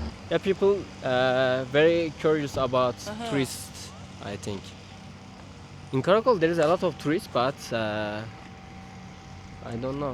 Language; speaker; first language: English; non-native, learner; Turkish